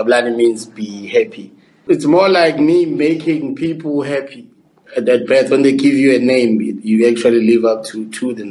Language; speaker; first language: English; non-native, local second language; Zulu